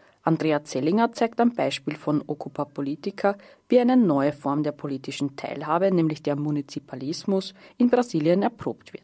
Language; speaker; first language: German; native; German